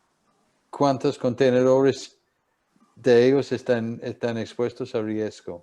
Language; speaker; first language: Spanish; non-native, fluent; English